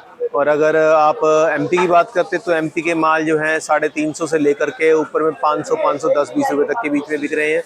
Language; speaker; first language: Hindi; native; Hindi